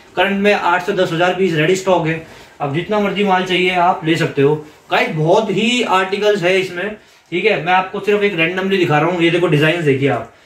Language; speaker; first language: Hindi; native; Hindi